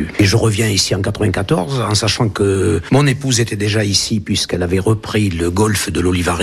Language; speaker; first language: French; native; French